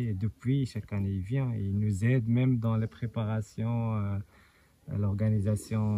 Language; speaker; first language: French; non-native, local second language; Arabic